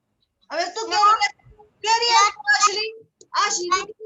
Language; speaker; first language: Spanish; native; Spanish